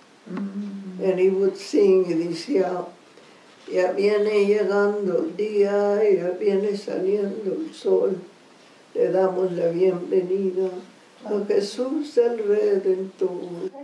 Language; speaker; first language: Spanish; early bilingual, heritage; Spanish